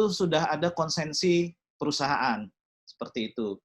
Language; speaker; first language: Indonesian; native; Indonesian